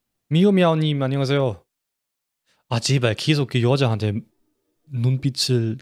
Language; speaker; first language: Korean; non-native, fluent; German